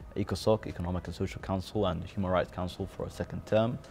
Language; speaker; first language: English; native; English